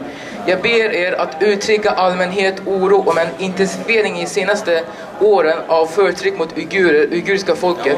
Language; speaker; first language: Swedish; non-native, learner; Uyghur